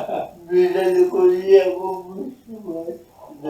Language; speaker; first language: Basque; non-native, learner; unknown